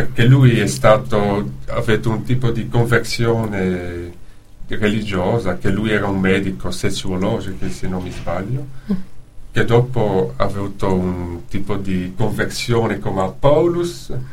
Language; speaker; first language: Italian; non-native, fluent; Dutch